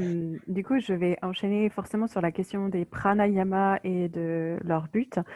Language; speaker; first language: French; native; French